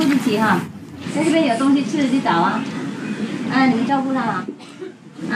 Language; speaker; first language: Chinese; non-native, fluent; Vietnamese